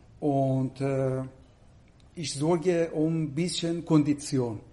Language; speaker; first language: German; non-native, learner; Persian